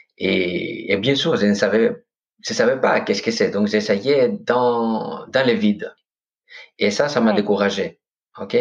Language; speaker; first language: French; non-native, fluent; Greek